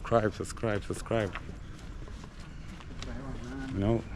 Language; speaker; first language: English; non-native, fluent; French